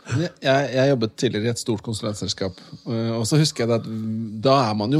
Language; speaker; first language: Norwegian; native; Norwegian